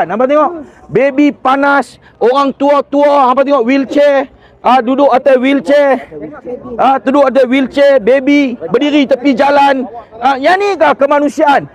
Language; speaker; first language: Malay; native; Malay